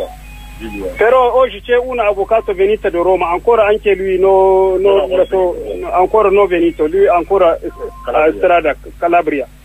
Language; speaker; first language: Italian; non-native, learner; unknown